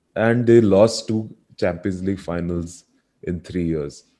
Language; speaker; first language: English; non-native, local second language; Hindi